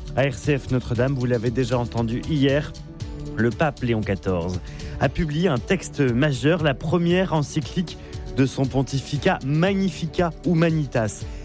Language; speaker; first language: French; native; French